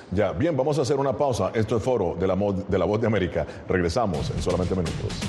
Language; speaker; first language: Spanish; native; Spanish